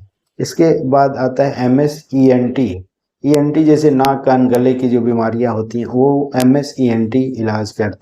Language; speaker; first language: Hindi; native; Hindi